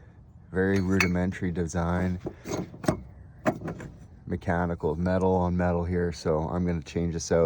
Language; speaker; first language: English; native; English